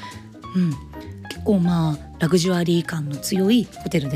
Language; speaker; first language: Japanese; native; Japanese